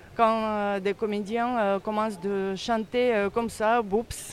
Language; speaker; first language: French; non-native, fluent; Russian